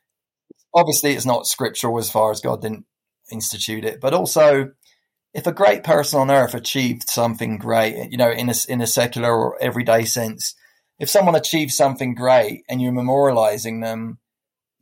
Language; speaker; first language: English; native; English